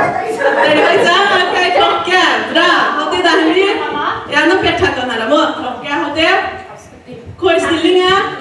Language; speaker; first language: Norwegian; non-native, fluent; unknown